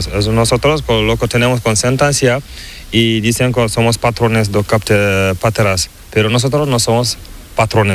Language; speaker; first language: Spanish; non-native, learner; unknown